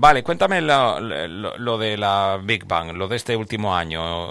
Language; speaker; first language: Spanish; native; Spanish